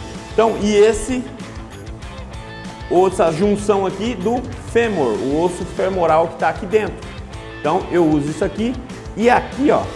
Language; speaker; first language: Portuguese; native; Portuguese